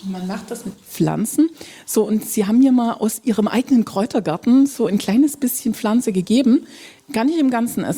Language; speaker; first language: German; native; German